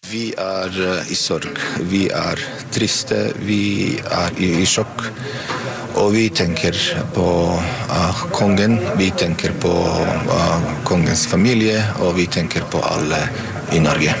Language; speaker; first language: Norwegian; non-native, fluent; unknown